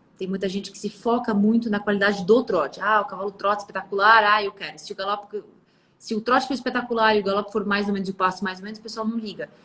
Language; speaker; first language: Portuguese; early bilingual, other home language; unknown